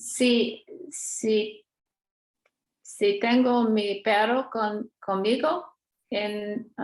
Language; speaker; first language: Spanish; non-native, learner; English